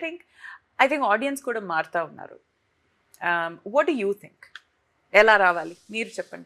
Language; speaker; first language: Telugu; non-native, fluent; Tamil